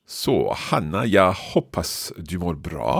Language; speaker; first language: Swedish; non-native, learner; English